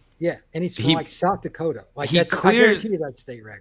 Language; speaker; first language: English; native; English